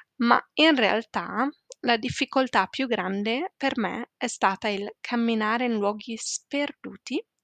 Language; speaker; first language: Italian; native; Italian